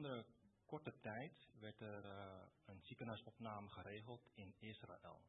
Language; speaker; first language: Dutch; early bilingual, other home language; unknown